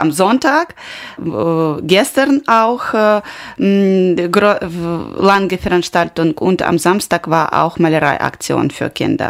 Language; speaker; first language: German; non-native, learner; Ukrainian